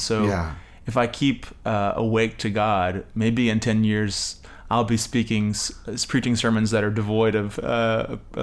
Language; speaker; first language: English; native; English